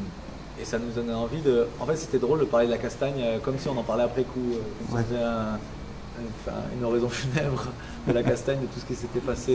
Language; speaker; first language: French; native; French